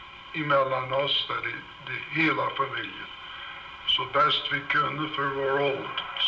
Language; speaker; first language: Swedish; early bilingual, heritage; Swedish